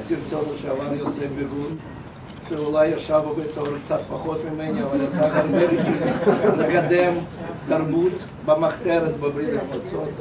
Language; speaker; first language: Hebrew; non-native, fluent; Russian